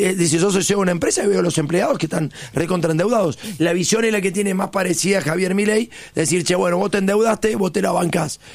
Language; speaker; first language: Spanish; native; Spanish